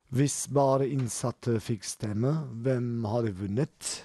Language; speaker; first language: Norwegian; non-native, learner; German